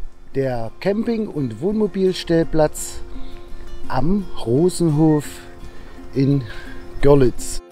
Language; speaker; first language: German; native; German